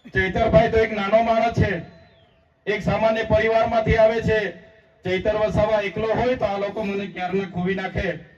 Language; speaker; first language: Gujarati; non-native, local second language; Vasavi